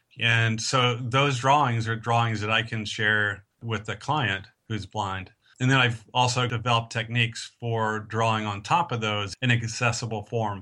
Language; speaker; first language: English; native; English